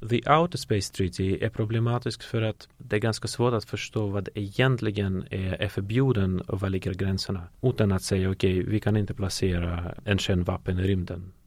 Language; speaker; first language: Swedish; non-native, fluent; Russian